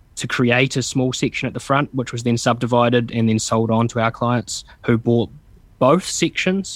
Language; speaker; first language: English; native; English